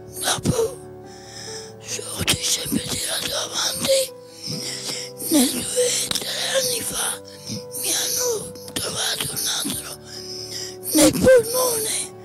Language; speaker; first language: Italian; non-native, local second language; Venetian